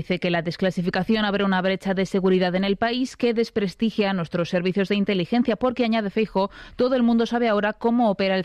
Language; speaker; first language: Spanish; native; Spanish